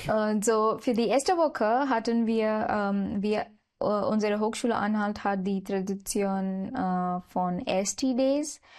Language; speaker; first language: German; non-native, learner; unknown